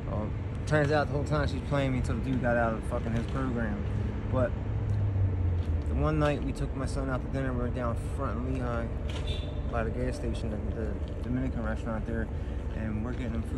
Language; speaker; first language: English; native; English